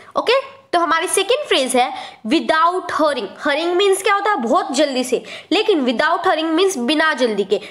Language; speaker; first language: Hindi; native; Hindi